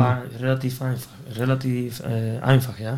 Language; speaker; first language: German; non-native, fluent; Spanish